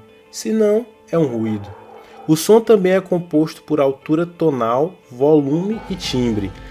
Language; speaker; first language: Portuguese; native; Portuguese